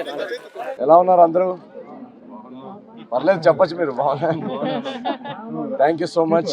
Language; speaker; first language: Telugu; native; Telugu